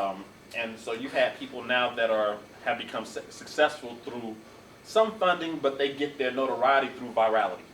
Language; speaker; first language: English; native; English